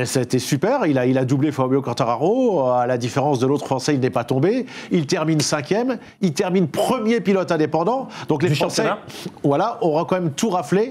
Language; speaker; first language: French; native; French